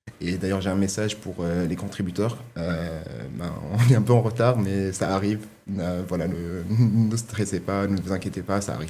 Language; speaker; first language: French; non-native, local second language; Arabic